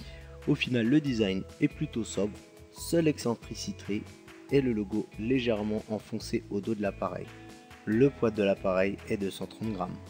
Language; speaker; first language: French; native; French